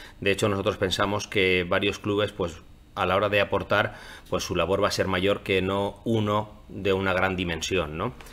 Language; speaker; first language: Spanish; non-native, local second language; Catalan